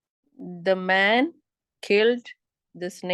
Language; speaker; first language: English; non-native, learner; Urdu